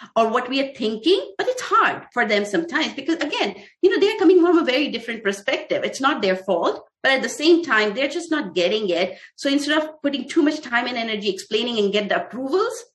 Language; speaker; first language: English; non-native, local second language; Hindi